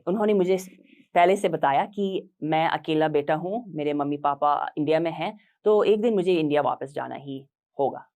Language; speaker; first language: Hindi; non-native, fluent; English